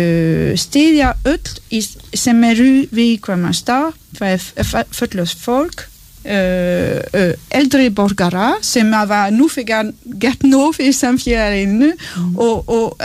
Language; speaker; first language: Icelandic; non-native, learner; French